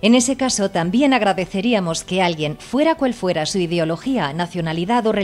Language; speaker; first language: Spanish; native; Spanish